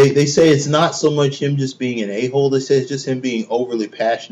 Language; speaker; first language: English; native; English